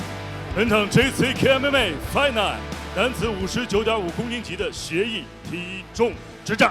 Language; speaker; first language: Chinese; native; Chinese